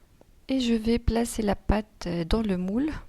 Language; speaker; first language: French; non-native, local second language; Arabic